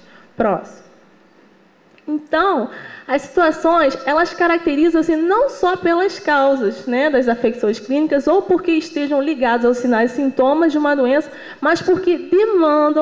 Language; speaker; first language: Portuguese; native; Portuguese